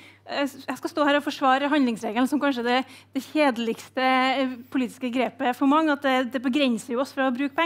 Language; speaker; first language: Norwegian; native; Norwegian